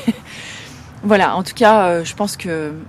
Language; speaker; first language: French; native; French